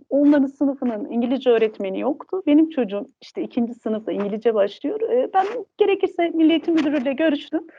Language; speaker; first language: Turkish; non-native, local second language; Kurdish